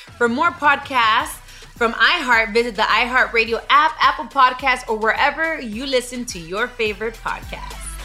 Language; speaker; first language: English; early bilingual, other home language; Spanish